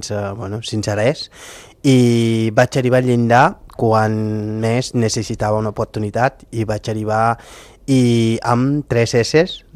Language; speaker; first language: Catalan; non-native, fluent; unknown